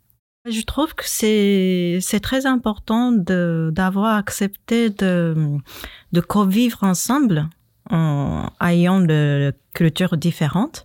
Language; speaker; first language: French; non-native, fluent; Japanese